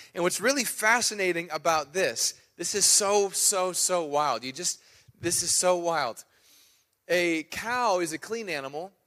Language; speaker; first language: English; native; English